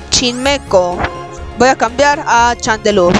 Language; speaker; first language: Spanish; native; Spanish